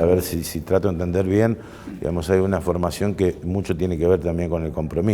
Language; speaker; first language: Spanish; native; Spanish